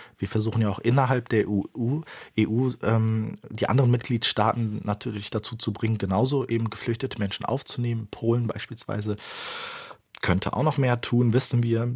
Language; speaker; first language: German; early bilingual, other home language; Turkish